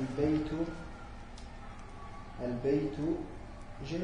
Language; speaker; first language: Arabic; non-native, learner; French